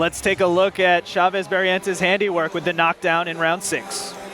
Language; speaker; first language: English; native; English